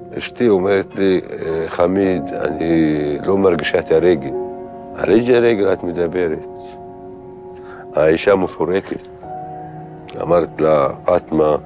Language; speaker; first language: Hebrew; non-native, local second language; Arabic